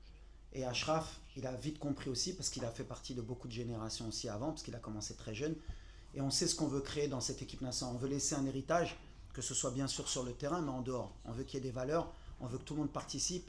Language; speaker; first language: French; native; French